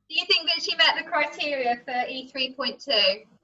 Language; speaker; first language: English; native; English